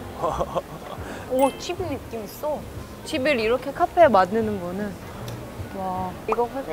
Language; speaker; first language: Korean; non-native, learner; Turkish